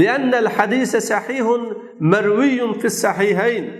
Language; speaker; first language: Arabic; non-native, fluent; Uzbek